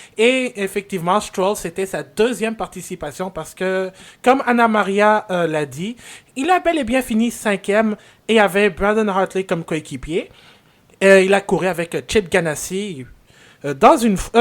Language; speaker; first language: French; native; French